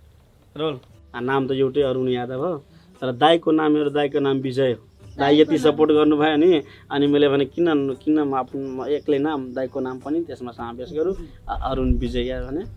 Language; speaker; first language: Nepali; non-native, local second language; Maithili